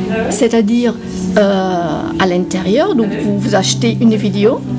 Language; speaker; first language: French; non-native, fluent; German